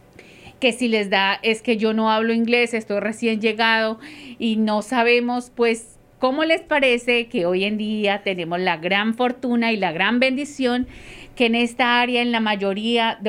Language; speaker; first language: Spanish; native; Spanish